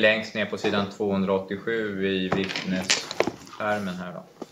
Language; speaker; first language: Swedish; native; Swedish